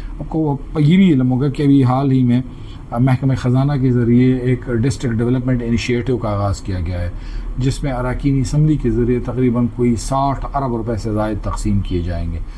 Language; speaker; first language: Urdu; non-native, local second language; Pashto